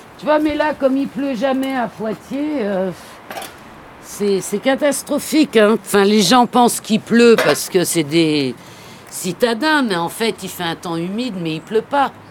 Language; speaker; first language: French; native; French